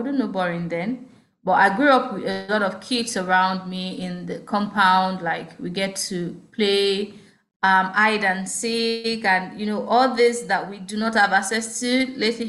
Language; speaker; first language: English; non-native, local second language; Yoruba